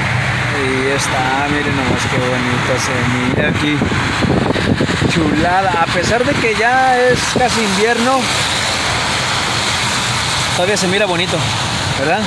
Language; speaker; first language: Spanish; native; Spanish